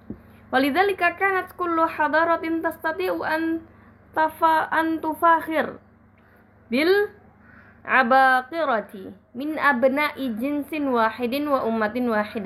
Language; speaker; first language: Arabic; non-native, fluent; Indonesian